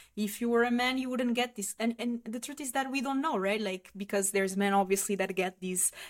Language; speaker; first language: English; non-native, fluent; Portuguese